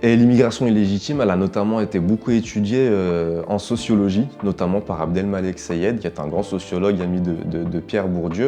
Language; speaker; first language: French; native; French